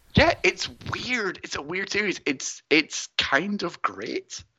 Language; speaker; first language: English; native; English